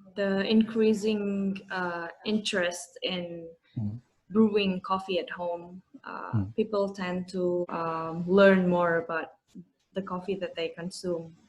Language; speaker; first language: English; non-native, fluent; Indonesian